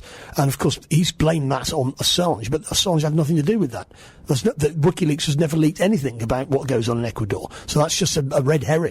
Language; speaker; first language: English; native; English